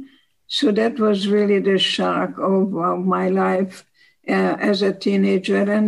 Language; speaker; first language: English; non-native, fluent; Slovak